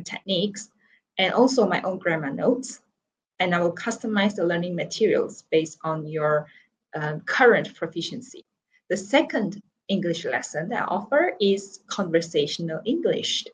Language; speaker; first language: English; non-native, local second language; Chinese